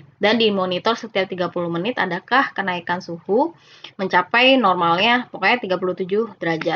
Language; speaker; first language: Indonesian; native; Indonesian